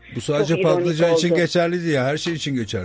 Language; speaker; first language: Turkish; native; Turkish